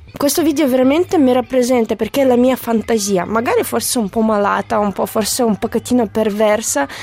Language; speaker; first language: Italian; non-native, fluent; Russian